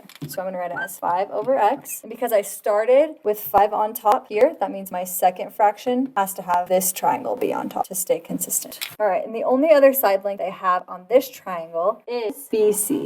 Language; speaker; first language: English; native; English